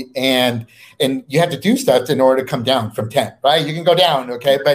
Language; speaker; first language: English; native; English